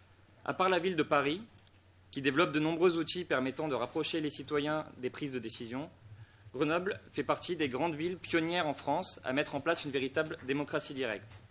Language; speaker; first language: French; native; French